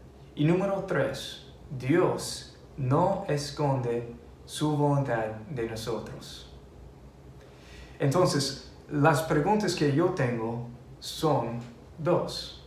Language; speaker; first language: Spanish; non-native, fluent; English